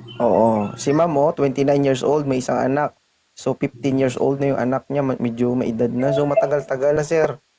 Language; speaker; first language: Filipino; native; Filipino